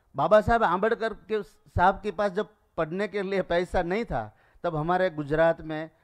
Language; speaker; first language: Hindi; non-native, local second language; Gujarati